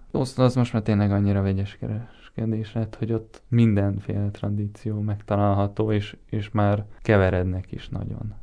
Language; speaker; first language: Hungarian; early bilingual, heritage; Hungarian